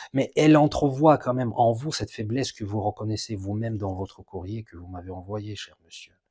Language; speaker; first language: French; non-native, fluent; Russian